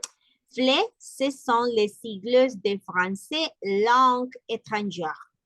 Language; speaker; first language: French; non-native, learner; Spanish